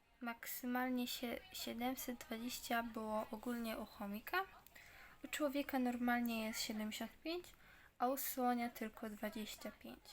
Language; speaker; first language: Polish; native; Polish